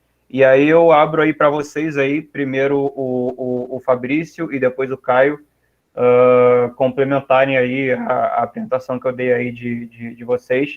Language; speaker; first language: Portuguese; native; Portuguese